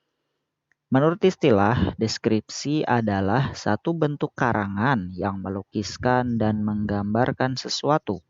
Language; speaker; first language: Indonesian; native; Indonesian